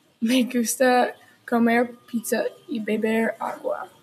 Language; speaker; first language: Spanish; non-native, learner; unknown